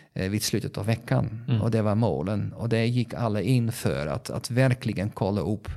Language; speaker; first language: Swedish; non-native, fluent; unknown